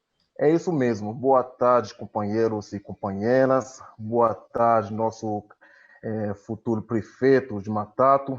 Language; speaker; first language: Portuguese; non-native, fluent; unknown